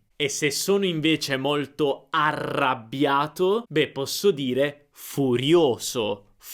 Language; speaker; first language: Italian; native; Italian